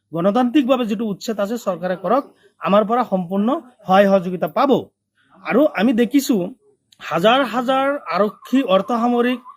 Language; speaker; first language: Assamese; non-native, local second language; Bangla